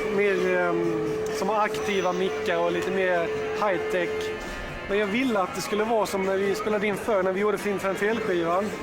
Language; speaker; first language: Swedish; native; Swedish